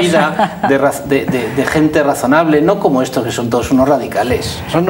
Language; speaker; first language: Spanish; native; Spanish